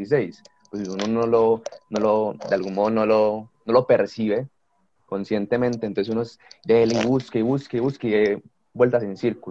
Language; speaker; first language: Spanish; native; Spanish